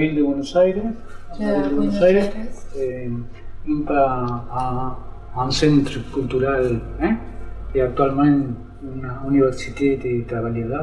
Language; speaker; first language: French; non-native, learner; Spanish